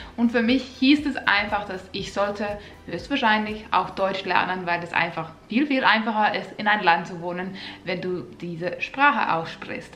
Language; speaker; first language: German; non-native, fluent; Finnish